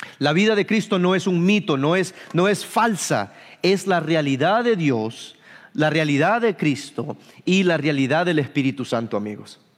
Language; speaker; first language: Spanish; early bilingual, heritage; Spanish